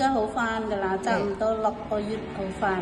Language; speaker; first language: Cantonese; non-native, fluent; Indonesian